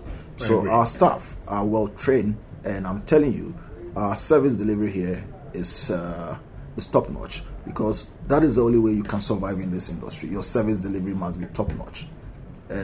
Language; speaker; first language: English; non-native, local second language; Akan